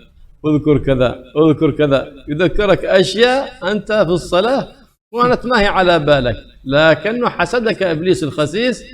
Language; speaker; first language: Arabic; native; Arabic